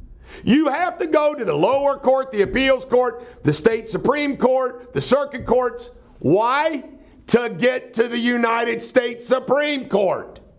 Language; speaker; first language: English; native; English